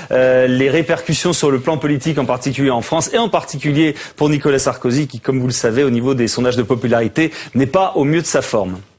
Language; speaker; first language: French; native; French